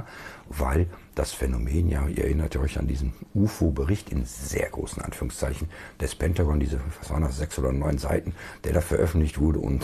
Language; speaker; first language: German; native; German